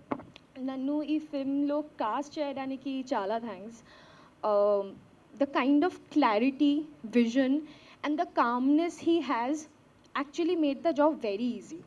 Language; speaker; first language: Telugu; non-native, learner; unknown